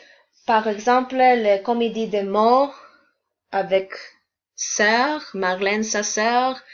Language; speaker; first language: French; non-native, learner; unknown